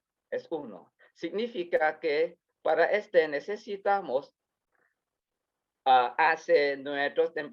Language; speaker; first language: Spanish; non-native, learner; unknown